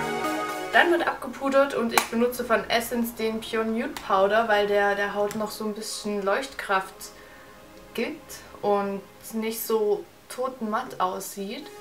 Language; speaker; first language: German; native; German